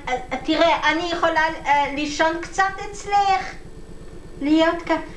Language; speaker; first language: Hebrew; non-native, learner; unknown